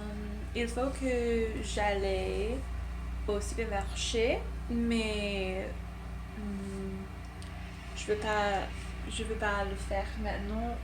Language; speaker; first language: French; non-native, learner; English